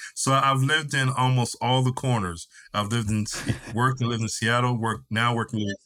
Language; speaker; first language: English; native; English